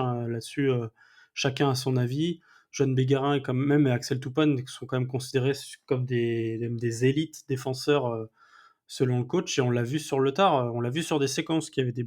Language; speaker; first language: French; native; French